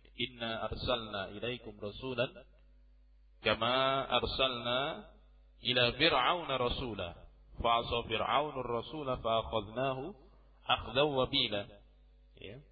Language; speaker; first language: Arabic; non-native, fluent; Indonesian